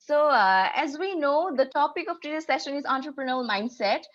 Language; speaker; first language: English; non-native, local second language; Nepali